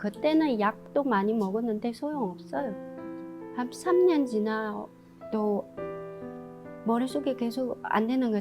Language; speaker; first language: Korean; non-native, learner; Chinese